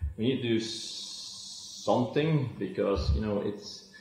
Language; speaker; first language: English; non-native, fluent; Dutch